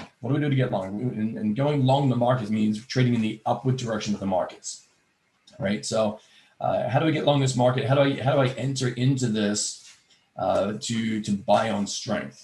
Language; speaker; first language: English; native; English